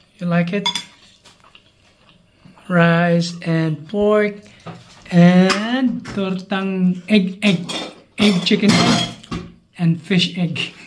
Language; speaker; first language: English; non-native, local second language; Filipino